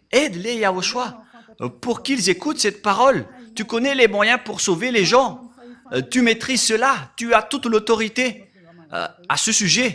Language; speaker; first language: French; non-native, local second language; Malagasy